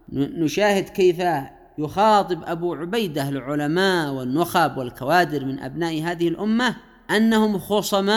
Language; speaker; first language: Arabic; native; Arabic